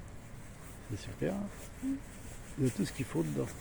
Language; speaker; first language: French; native; French